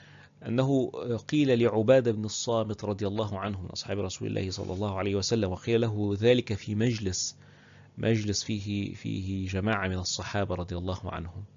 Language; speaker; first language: Arabic; native; Arabic